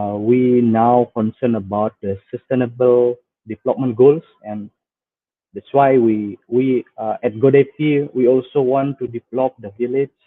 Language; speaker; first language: English; non-native, fluent; Indonesian